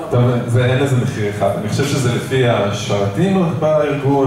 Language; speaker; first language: Hebrew; native; Hebrew